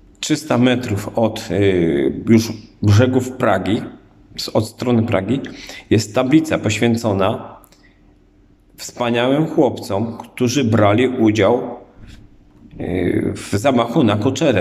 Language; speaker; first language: Polish; native; Polish